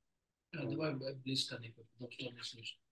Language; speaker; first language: Russian; non-native, fluent; English